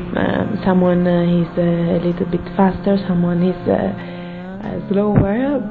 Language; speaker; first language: English; non-native, learner; Italian